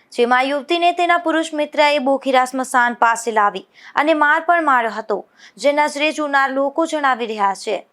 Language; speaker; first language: Gujarati; native; Gujarati